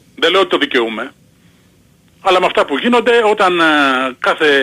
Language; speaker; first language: Greek; native; Greek